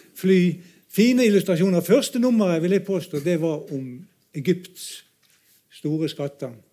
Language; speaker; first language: Norwegian; native; Norwegian